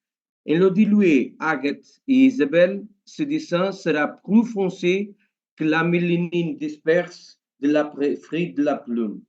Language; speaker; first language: French; non-native, learner; Portuguese